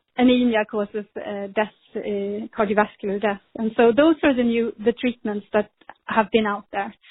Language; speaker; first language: English; non-native, fluent; Swedish